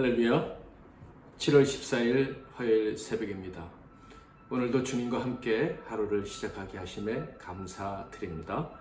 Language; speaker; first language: Korean; native; Korean